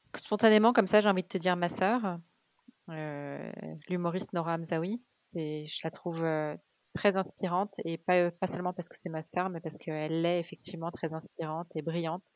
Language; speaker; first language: French; early bilingual, other home language; Arabic